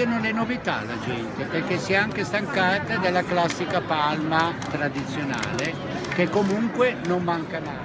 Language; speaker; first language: Italian; native; Italian